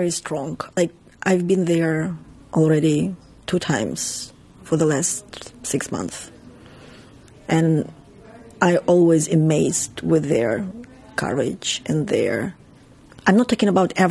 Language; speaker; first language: English; non-native, fluent; Ukrainian